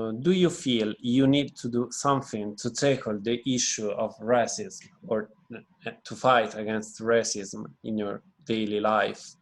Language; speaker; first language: English; non-native, fluent; Italian